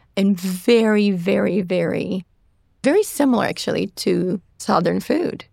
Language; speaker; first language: English; non-native, fluent; Portuguese